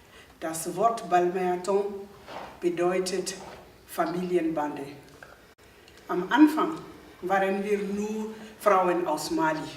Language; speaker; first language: German; non-native, fluent; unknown